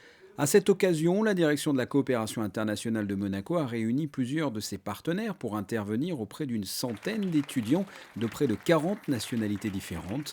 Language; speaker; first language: French; native; French